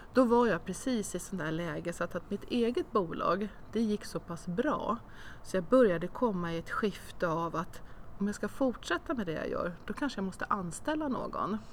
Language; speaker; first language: Swedish; native; Swedish